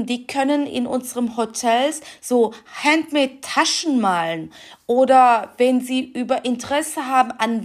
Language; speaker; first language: German; non-native, fluent; Turkish